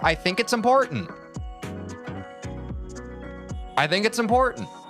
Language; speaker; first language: English; native; English